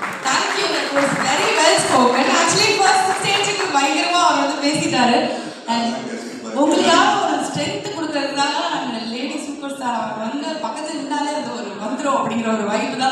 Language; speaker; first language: Tamil; native; Tamil